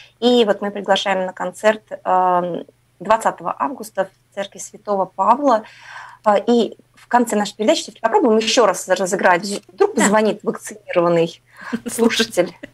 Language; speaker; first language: Russian; native; Russian